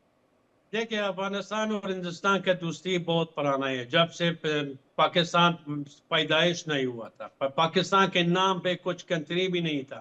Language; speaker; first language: Hindi; non-native, fluent; Pashto